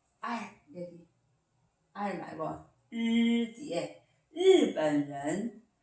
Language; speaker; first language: Korean; non-native, learner; Chinese